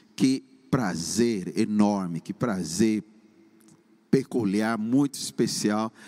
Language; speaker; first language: Portuguese; non-native, fluent; English